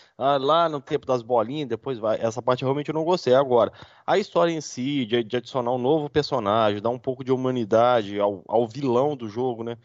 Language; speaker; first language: Portuguese; native; Portuguese